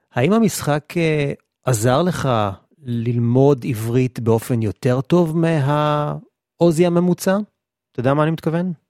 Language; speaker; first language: Hebrew; native; Hebrew